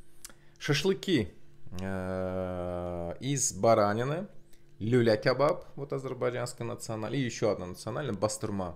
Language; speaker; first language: Russian; non-native, local second language; Azerbaijani